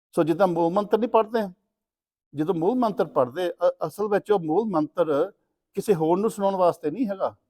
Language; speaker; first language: Punjabi; early bilingual, other home language; English